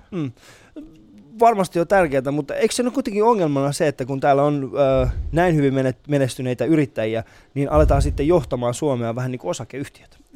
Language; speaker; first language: Finnish; early bilingual, other home language; Persian